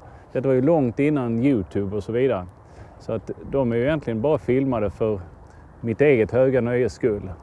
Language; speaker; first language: Swedish; native; Swedish